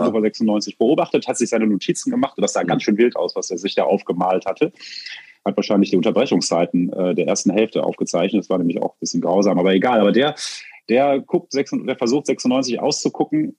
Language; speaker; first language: German; native; German